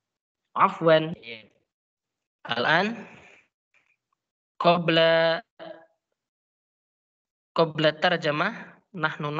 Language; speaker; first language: Arabic; non-native, fluent; Indonesian